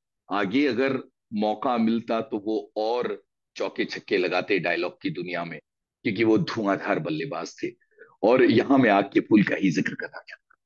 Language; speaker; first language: Hindi; native; Hindi